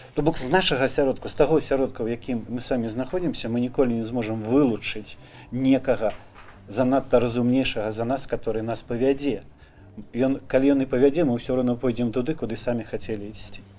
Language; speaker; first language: Belarusian; native; Belarusian